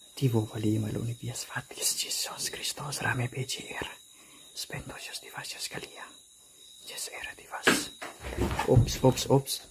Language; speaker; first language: Filipino; native; Filipino